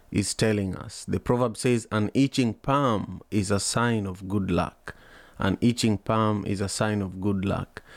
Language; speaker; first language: English; non-native, local second language; Luo (Kenya and Tanzania)